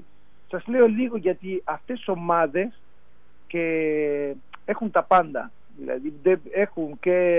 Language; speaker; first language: Greek; non-native, fluent; Spanish